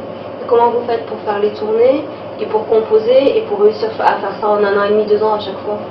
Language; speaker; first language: French; native; French